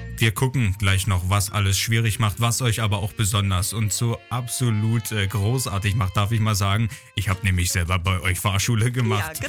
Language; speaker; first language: German; native; German